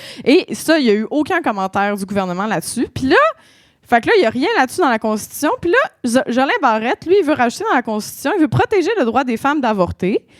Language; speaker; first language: French; native; French